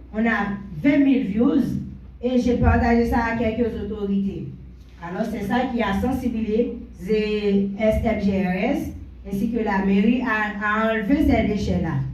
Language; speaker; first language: French; non-native, local second language; Haitian Creole